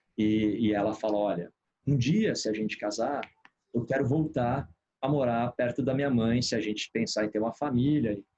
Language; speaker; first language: Portuguese; native; Portuguese